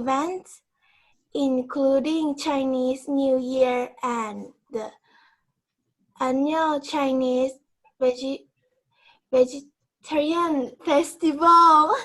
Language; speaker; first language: English; non-native, learner; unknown